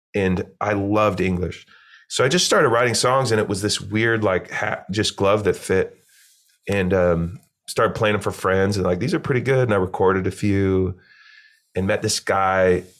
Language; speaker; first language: English; native; English